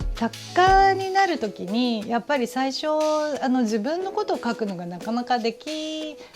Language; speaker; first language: Japanese; native; Japanese